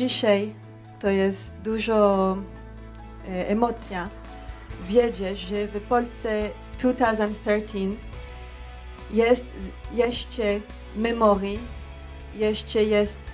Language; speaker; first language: Polish; early bilingual, heritage; Polish